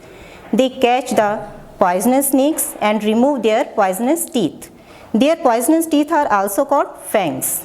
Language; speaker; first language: English; non-native, local second language; Gujarati